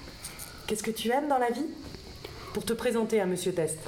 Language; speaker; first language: French; native; French